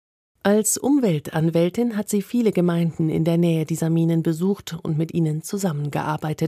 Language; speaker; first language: German; native; German